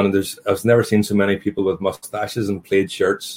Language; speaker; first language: English; native; English